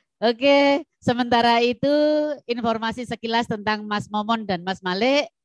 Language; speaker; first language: Indonesian; native; Indonesian